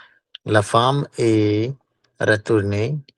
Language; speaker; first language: French; non-native, learner; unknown